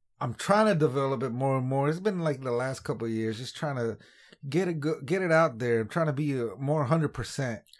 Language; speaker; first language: English; native; English